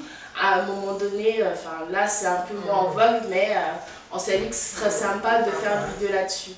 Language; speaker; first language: French; native; French